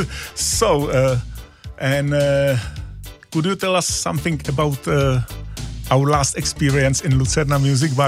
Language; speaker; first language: English; non-native, learner; Czech